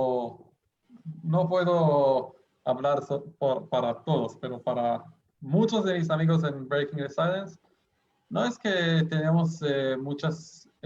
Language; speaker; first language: Spanish; non-native, fluent; Hebrew